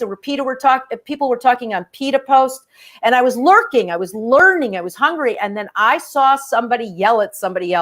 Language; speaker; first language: English; native; English